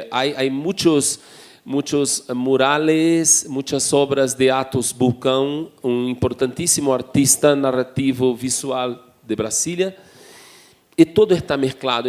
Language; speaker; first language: Spanish; non-native, fluent; Portuguese